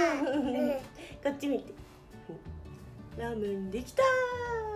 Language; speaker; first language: Japanese; native; Japanese